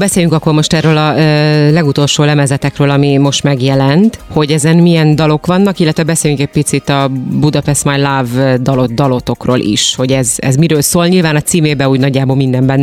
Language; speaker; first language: Hungarian; native; Hungarian